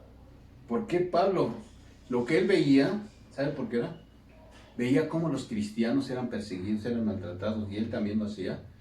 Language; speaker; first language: Spanish; native; Spanish